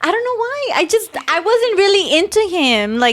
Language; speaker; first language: English; native; English